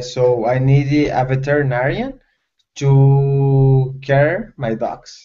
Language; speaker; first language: English; non-native, learner; Spanish